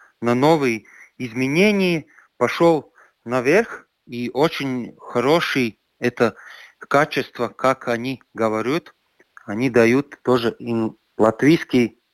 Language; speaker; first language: Russian; non-native, local second language; Latvian